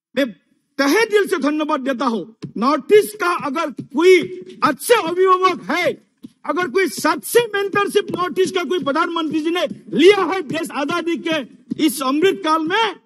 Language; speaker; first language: Hindi; non-native, local second language; Assamese